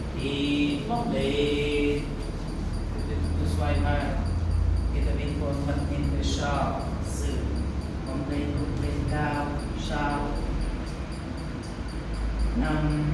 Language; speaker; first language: Vietnamese; non-native, learner; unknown